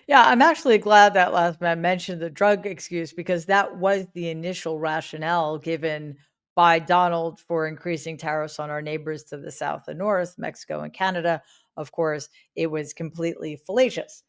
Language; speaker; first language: English; native; English